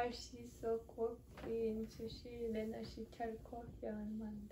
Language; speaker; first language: Korean; non-native, learner; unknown